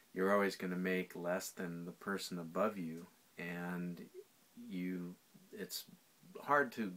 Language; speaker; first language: English; native; English